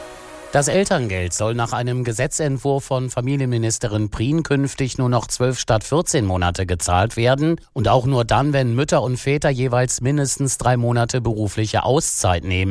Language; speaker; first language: German; native; German